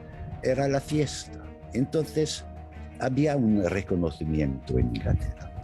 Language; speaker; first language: Spanish; non-native, fluent; English